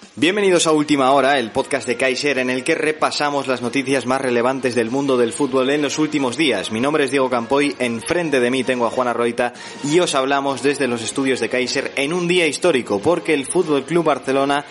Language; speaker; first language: Spanish; native; Spanish